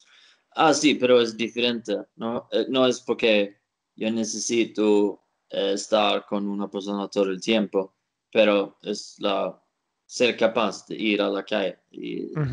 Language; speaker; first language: Spanish; non-native, learner; Swedish